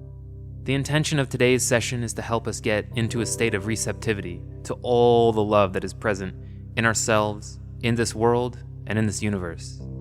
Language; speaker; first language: English; native; English